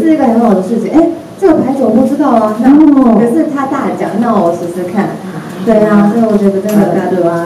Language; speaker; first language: Chinese; non-native, fluent; Japanese